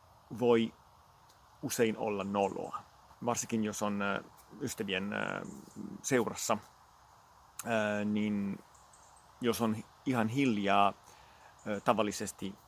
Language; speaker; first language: Finnish; non-native, fluent; Italian